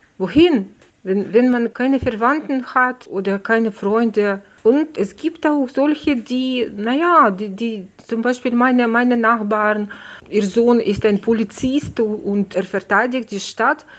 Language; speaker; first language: German; non-native, fluent; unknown